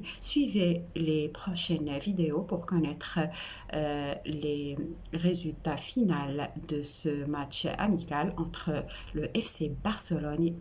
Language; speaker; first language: French; non-native, local second language; Arabic